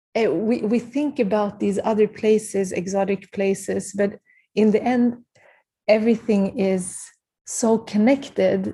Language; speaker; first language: English; early bilingual, other home language; Kurdish